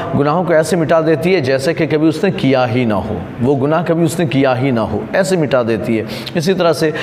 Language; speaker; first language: Urdu; non-native, local second language; Gujarati